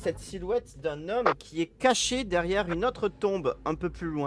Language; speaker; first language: French; native; French